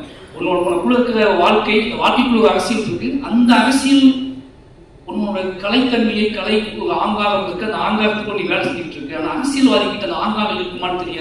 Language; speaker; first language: Tamil; native; Tamil